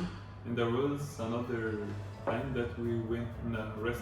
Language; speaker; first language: English; non-native, learner; Portuguese